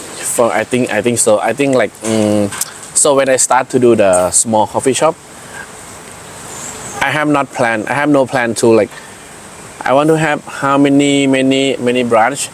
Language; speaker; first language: English; non-native, learner; Thai